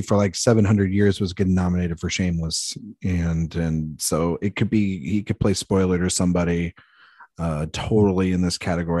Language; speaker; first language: English; native; English